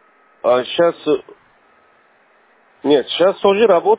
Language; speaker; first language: Russian; non-native, learner; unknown